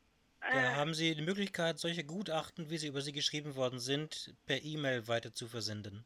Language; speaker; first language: German; native; German